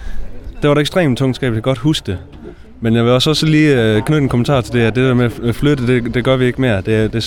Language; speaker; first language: Danish; native; Danish